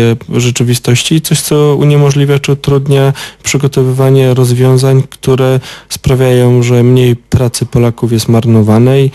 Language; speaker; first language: Polish; native; Polish